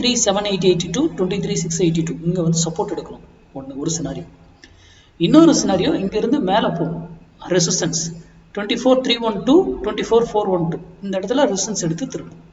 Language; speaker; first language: Tamil; native; Tamil